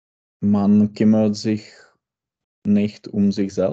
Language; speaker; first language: German; non-native, learner; Czech